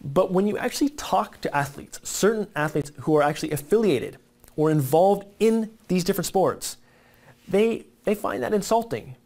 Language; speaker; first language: English; native; English